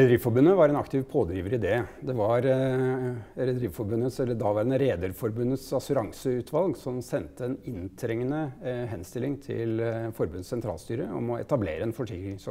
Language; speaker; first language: Norwegian; native; Norwegian